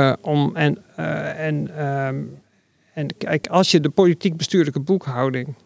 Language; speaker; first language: Dutch; native; Dutch